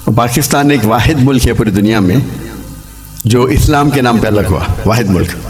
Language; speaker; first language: Urdu; non-native, local second language; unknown